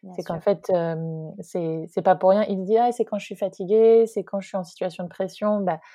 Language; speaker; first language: French; native; French